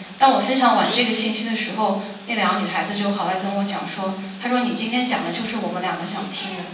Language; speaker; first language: Chinese; early bilingual, heritage; Chinese